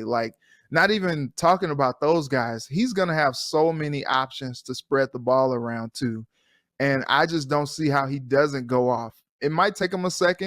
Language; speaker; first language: English; native; English